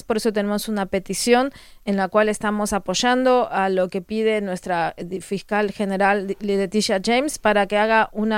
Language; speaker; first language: Spanish; native; Spanish